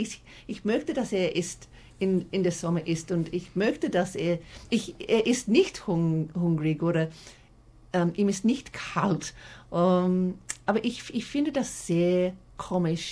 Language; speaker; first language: German; non-native, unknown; English